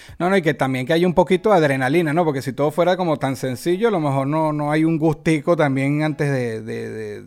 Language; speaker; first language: Spanish; native; Spanish